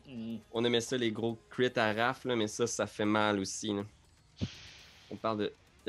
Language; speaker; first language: French; native; French